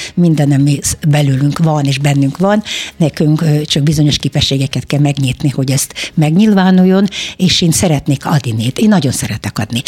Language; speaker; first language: Hungarian; non-native, fluent; Russian